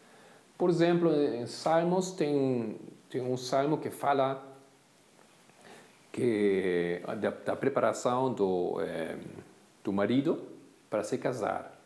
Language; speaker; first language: Portuguese; non-native, fluent; Spanish